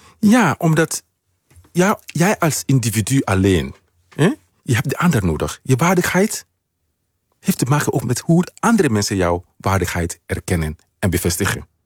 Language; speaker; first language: Dutch; non-native, fluent; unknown